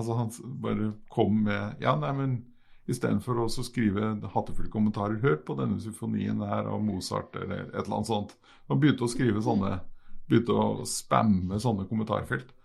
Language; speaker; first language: Norwegian; native; Norwegian